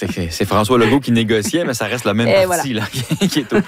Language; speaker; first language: French; native; French